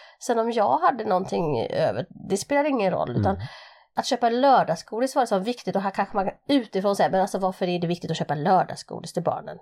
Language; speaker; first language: Swedish; early bilingual, other home language; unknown